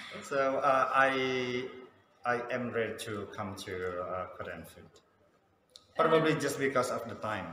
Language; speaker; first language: English; non-native, fluent; Sundanese